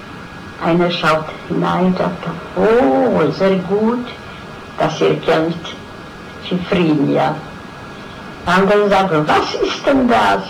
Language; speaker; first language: German; non-native, fluent; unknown